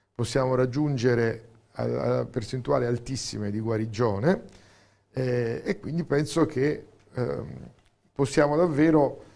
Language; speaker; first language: Italian; native; Italian